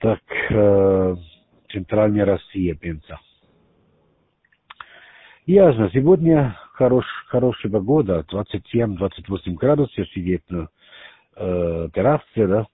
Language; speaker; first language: Russian; non-native, learner; German